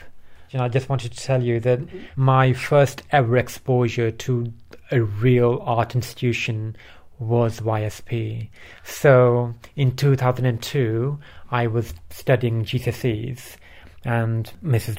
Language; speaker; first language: English; early bilingual, other home language; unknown